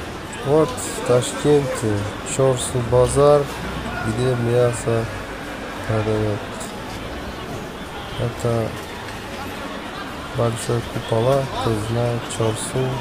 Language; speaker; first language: Russian; non-native, local second language; Uzbek